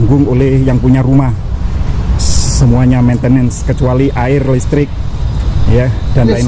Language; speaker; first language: Indonesian; native; Indonesian